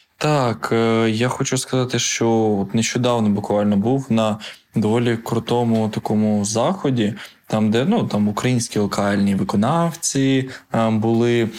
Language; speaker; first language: Ukrainian; non-native, local second language; Russian